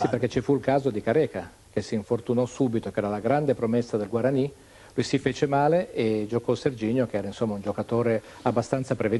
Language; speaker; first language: Italian; native; Italian